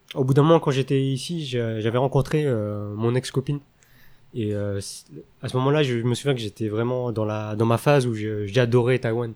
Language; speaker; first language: French; early bilingual, other home language; Min Nan Chinese